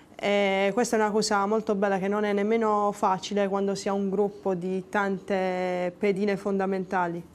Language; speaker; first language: Italian; native; Italian